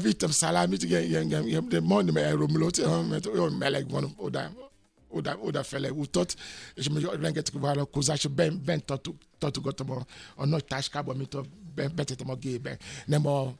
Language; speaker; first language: Hungarian; non-native, learner; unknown